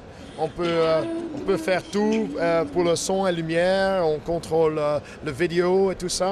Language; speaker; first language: French; non-native, fluent; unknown